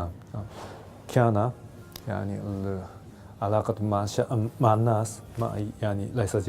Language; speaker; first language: Arabic; non-native, fluent; Japanese